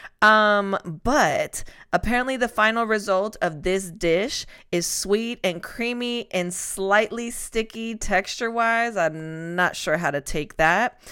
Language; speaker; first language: English; early bilingual, other home language; Spanish